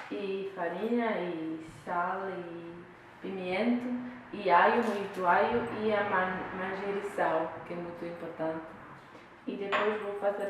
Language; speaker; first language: Portuguese; non-native, fluent; Czech